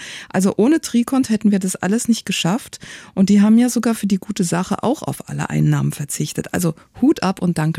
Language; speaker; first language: German; native; German